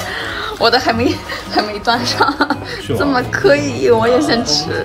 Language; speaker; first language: Chinese; non-native, fluent; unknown